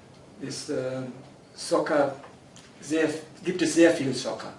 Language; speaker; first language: German; non-native, fluent; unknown